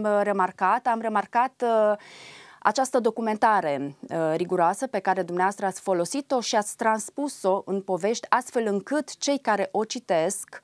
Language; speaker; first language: Romanian; native; Romanian